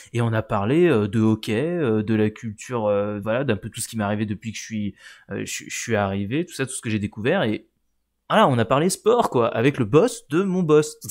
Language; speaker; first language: French; native; French